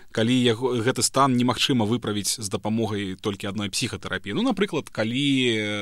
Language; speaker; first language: Belarusian; non-native, local second language; Russian